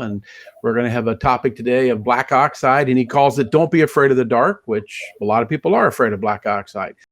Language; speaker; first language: English; native; English